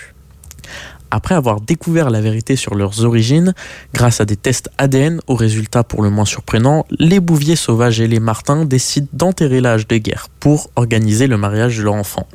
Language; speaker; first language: French; native; French